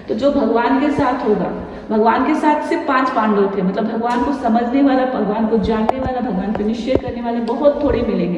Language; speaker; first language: Hindi; native; Hindi